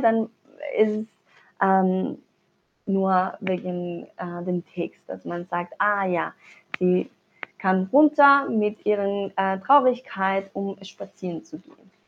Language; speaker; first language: German; non-native, learner; Spanish